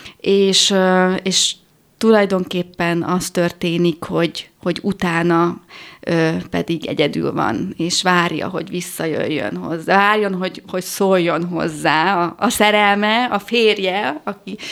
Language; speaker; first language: Hungarian; native; Hungarian